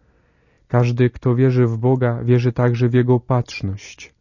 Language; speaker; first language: Polish; native; Polish